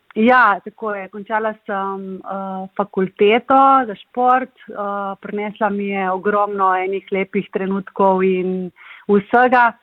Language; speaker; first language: Slovenian; native; Slovenian